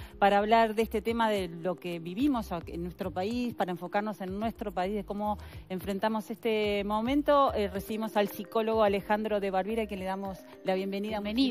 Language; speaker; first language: Spanish; native; Spanish